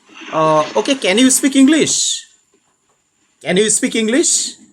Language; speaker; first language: English; non-native, local second language; Bangla